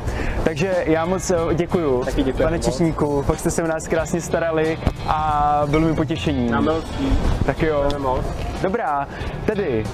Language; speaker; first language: Czech; native; Czech